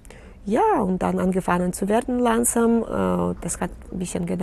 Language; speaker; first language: German; non-native, fluent; Russian